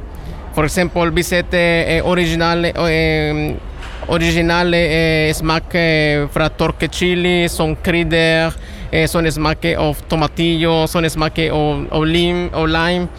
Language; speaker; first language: Norwegian; non-native, learner; Spanish